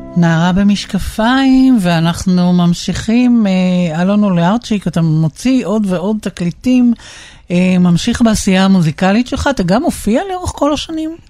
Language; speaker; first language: Hebrew; native; Hebrew